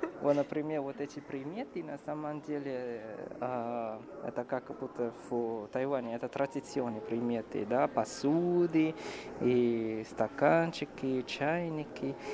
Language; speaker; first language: Russian; non-native, fluent; Chinese